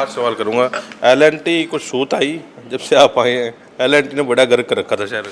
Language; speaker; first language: Hindi; native; Hindi